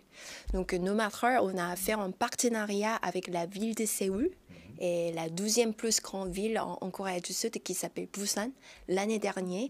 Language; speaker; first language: French; non-native, fluent; Korean